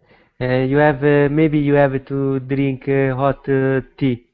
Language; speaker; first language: English; non-native, learner; Italian